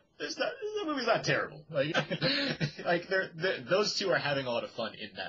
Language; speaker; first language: English; native; English